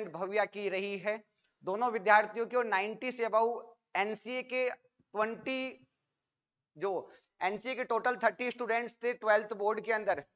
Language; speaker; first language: Hindi; native; Hindi